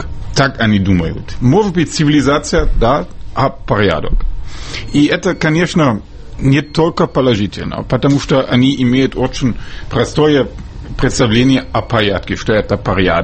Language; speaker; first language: Russian; non-native, fluent; German